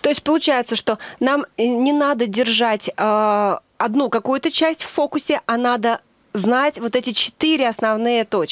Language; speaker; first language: Russian; native; Russian